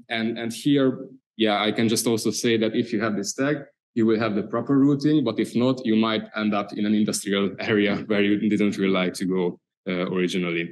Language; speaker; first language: English; non-native, fluent; Hungarian